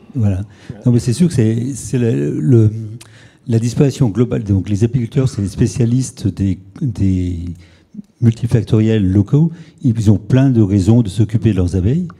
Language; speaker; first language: French; native; French